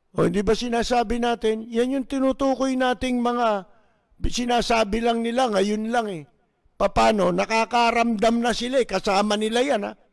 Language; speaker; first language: Filipino; native; Filipino